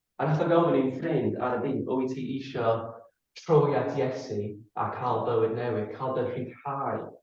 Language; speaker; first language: Welsh; non-native, fluent; English